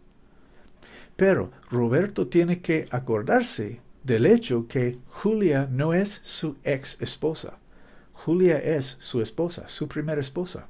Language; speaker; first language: Spanish; non-native, learner; English